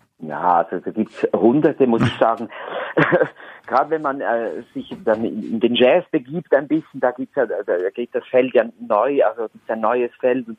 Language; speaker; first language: German; native; German